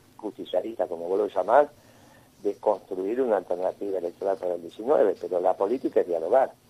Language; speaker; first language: Spanish; native; Spanish